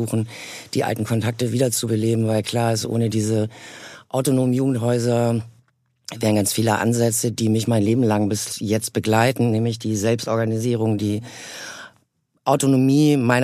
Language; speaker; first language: German; native; German